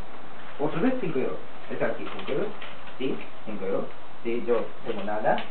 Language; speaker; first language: Spanish; non-native, learner; Japanese